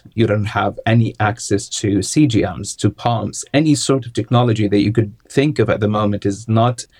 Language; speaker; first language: English; non-native, fluent; Arabic